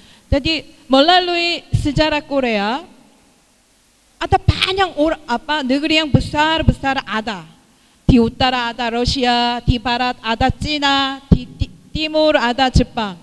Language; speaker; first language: Indonesian; non-native, fluent; Korean